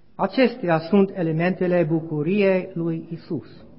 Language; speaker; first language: Romanian; non-native, learner; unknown